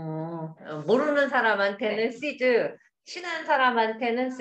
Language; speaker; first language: Korean; native; Korean